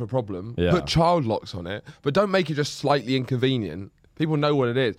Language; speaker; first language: English; native; English